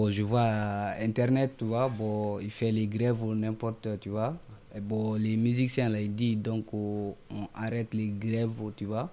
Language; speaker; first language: French; non-native, local second language; Mandingo